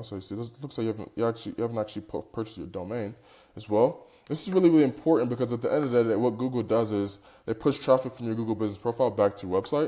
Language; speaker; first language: English; native; English